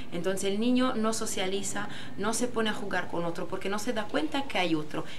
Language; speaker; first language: Spanish; non-native, fluent; French